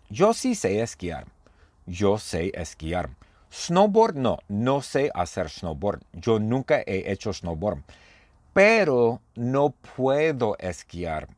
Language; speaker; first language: Spanish; non-native, fluent; English